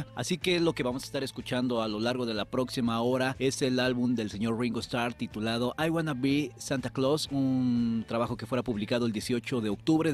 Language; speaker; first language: Spanish; native; Spanish